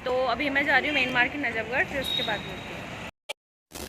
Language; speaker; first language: Hindi; native; Hindi